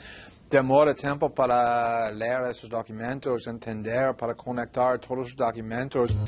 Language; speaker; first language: Portuguese; non-native, fluent; English